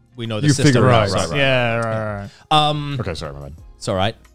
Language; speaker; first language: English; native; English